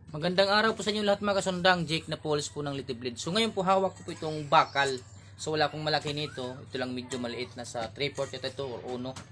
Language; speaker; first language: Filipino; non-native, local second language; Waray